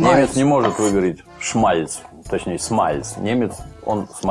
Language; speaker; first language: Russian; native; Russian